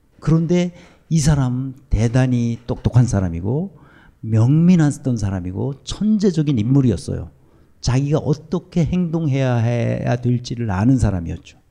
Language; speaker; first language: Korean; native; Korean